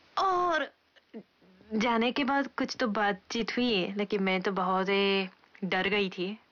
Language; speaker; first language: Hindi; non-native, fluent; Japanese